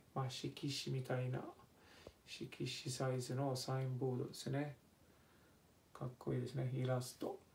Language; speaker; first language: Japanese; non-native, fluent; Italian